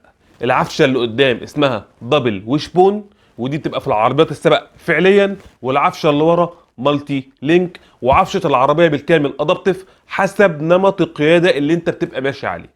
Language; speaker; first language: Arabic; native; Arabic